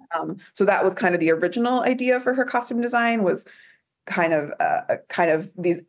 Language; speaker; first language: English; native; English